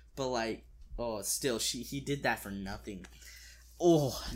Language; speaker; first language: English; native; English